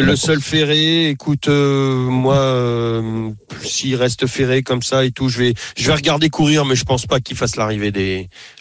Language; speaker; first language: French; native; French